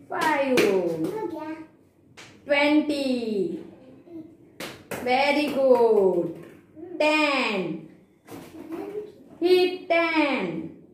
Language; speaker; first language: English; non-native, local second language; Gujarati